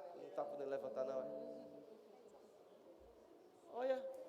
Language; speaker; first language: Portuguese; native; Portuguese